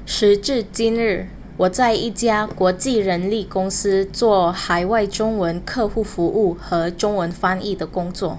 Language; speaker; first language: Chinese; early bilingual, heritage; Min Nan Chinese